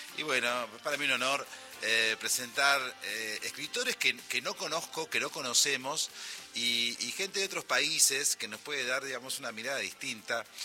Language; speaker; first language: Spanish; native; Spanish